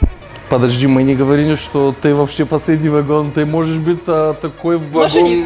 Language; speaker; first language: Russian; non-native, learner; Bulgarian